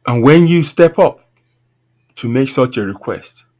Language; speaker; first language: English; non-native, local second language; Yoruba